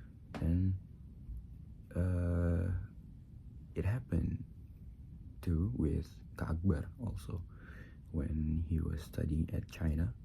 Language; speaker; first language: English; non-native, local second language; Indonesian